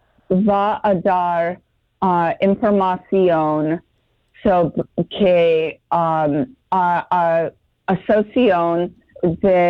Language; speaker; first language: Spanish; non-native, learner; English